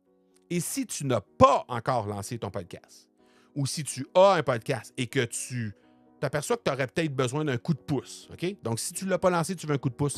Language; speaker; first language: French; native; French